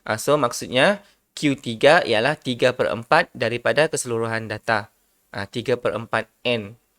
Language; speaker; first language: Malay; non-native, local second language; Iban